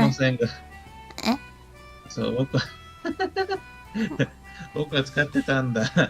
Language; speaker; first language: Japanese; non-native, learner; Spanish